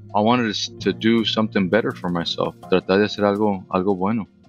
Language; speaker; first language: Spanish; early bilingual, heritage; Spanish